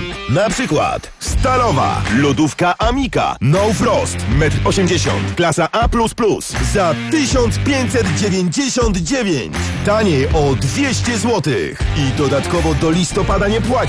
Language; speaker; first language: Polish; native; Polish